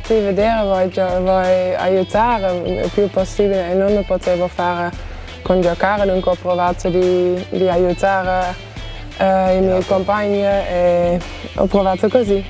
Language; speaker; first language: Italian; non-native, fluent; Dutch